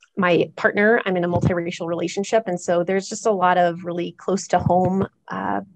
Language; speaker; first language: English; native; English